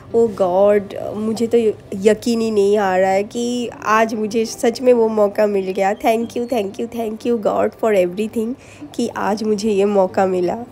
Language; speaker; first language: Hindi; non-native, local second language; Bangla